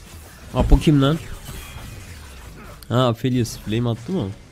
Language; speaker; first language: Turkish; native; Turkish